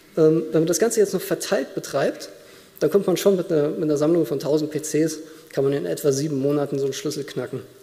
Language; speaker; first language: German; native; German